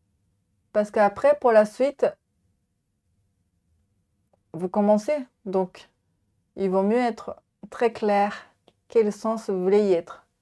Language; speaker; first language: French; non-native, learner; Japanese